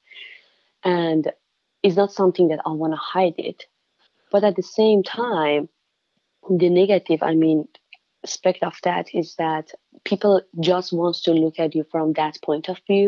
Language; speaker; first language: English; non-native, fluent; Persian